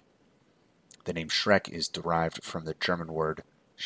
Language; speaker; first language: English; native; English